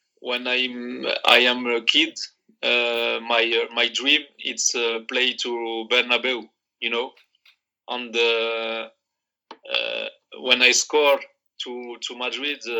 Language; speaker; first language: English; non-native, learner; Arabic